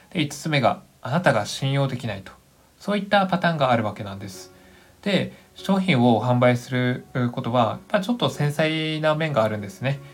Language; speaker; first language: Japanese; native; Japanese